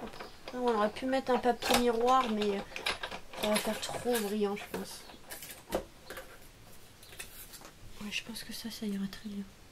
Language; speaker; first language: French; native; French